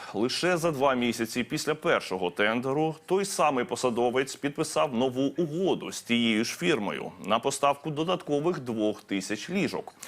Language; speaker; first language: Ukrainian; native; Ukrainian